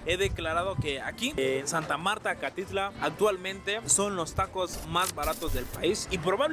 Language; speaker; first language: Spanish; native; Spanish